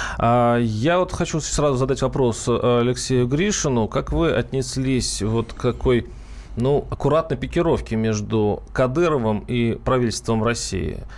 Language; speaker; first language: Russian; native; Russian